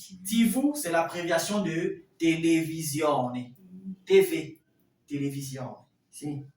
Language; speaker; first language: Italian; non-native, fluent; French